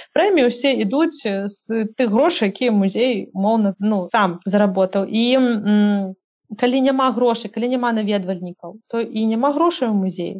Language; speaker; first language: Belarusian; native; Belarusian